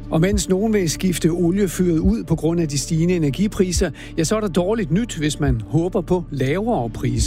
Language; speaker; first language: Danish; native; Danish